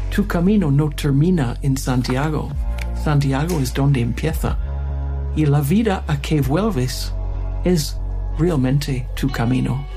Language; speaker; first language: Spanish; non-native, fluent; English